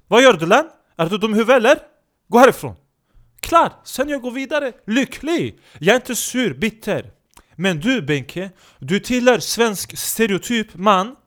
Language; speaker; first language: Swedish; early bilingual, other home language; Turkish